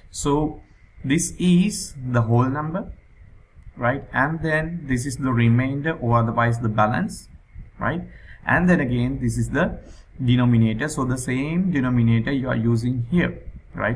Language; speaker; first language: English; non-native, local second language; Sinhala